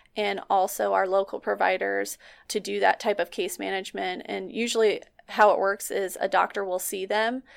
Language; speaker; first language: English; native; English